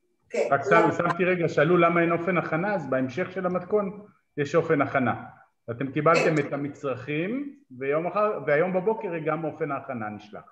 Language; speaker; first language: Hebrew; native; Hebrew